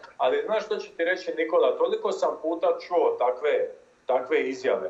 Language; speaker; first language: Croatian; native; Croatian